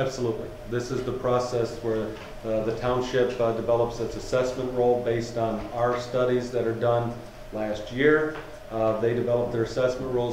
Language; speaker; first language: English; native; English